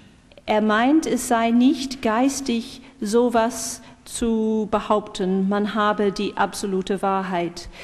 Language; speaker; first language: German; non-native, fluent; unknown